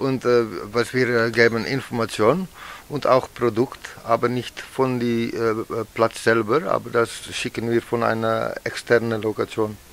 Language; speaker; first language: German; non-native, learner; Dutch